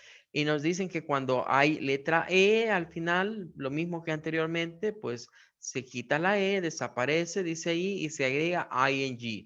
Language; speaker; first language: Spanish; native; Spanish